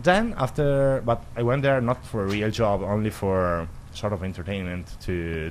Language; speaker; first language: English; non-native, learner; Italian